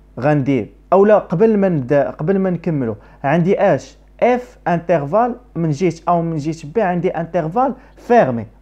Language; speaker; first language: Arabic; native; Arabic